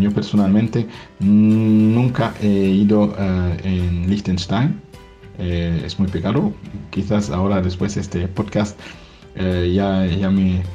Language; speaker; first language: Spanish; non-native, fluent; German